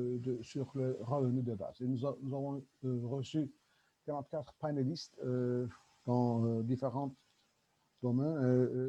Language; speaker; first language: French; non-native, learner; Turkish